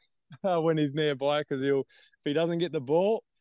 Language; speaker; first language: English; native; English